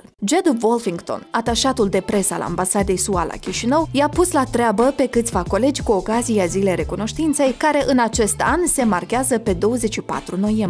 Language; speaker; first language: Romanian; native; Romanian